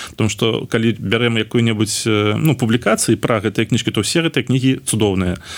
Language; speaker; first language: Belarusian; non-native, local second language; Russian